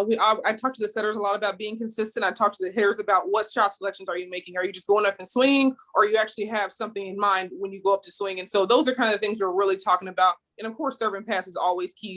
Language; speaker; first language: English; native; English